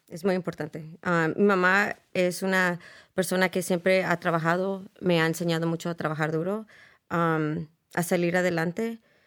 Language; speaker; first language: Spanish; early bilingual, heritage; Spanish